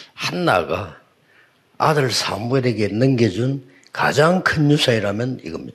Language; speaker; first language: Korean; native; Korean